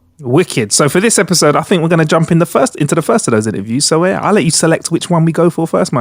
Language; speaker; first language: English; native; English